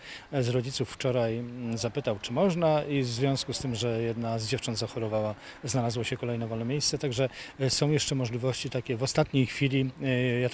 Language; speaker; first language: Polish; native; Polish